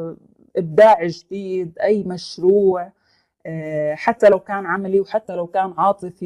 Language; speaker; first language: Arabic; native; Arabic